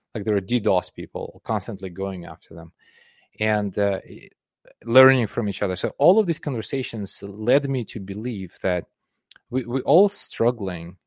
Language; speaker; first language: English; non-native, fluent; Russian